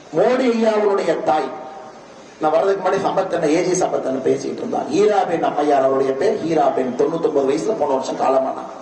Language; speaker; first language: Tamil; native; Tamil